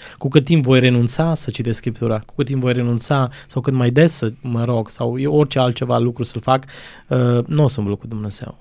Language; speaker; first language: Romanian; non-native, local second language; Croatian